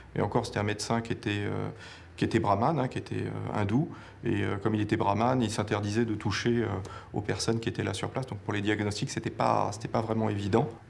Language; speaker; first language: French; native; French